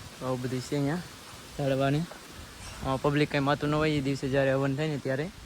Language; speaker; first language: Gujarati; native; Gujarati